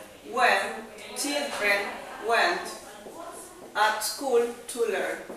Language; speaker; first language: English; non-native, fluent; Spanish